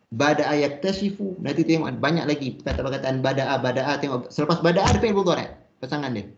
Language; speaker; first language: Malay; native; Malay